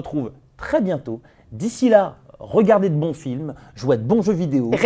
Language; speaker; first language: French; native; French